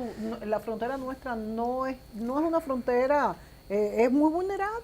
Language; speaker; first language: Spanish; native; Spanish